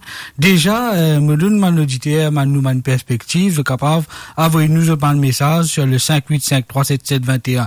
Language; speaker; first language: French; non-native, local second language; Morisyen